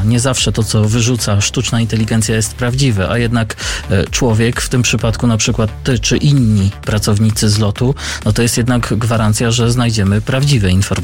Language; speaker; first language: Polish; native; Polish